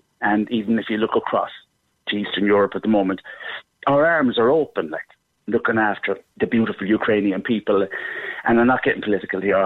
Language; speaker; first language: English; native; English